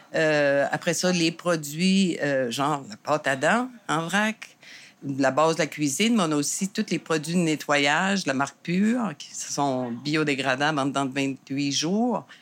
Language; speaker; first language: French; native; French